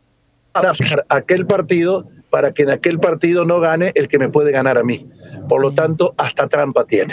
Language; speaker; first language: Spanish; native; Spanish